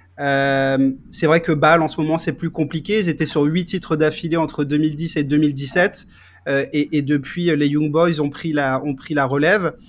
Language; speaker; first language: French; native; French